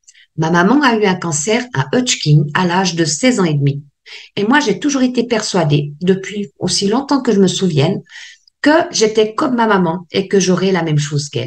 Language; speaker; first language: French; native; French